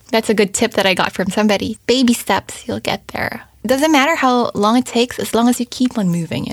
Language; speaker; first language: English; native; English